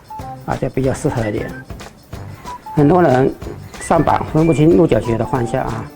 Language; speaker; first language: Chinese; native; Chinese